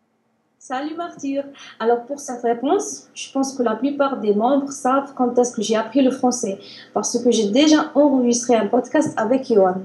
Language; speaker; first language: French; non-native, learner; Arabic